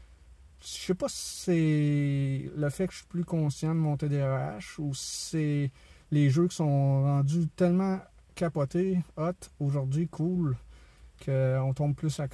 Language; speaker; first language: French; native; French